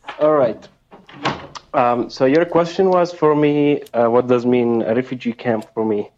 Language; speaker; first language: English; non-native, fluent; Arabic